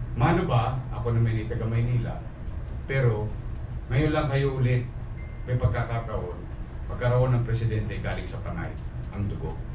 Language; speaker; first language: Filipino; native; Filipino